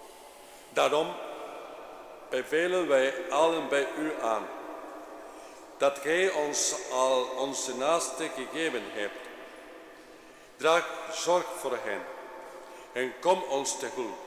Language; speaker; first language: Dutch; non-native, fluent; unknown